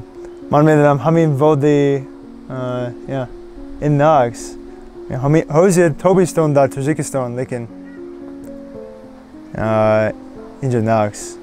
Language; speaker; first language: Persian; non-native, learner; English